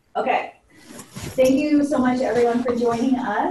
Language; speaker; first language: English; native; English